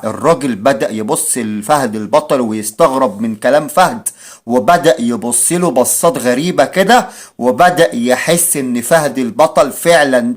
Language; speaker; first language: Arabic; native; Arabic